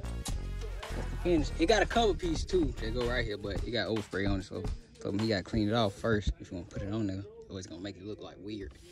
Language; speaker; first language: English; native; English